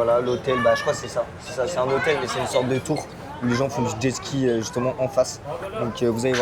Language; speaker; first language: French; native; French